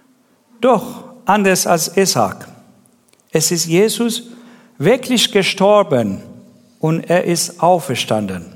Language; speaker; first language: German; non-native, learner; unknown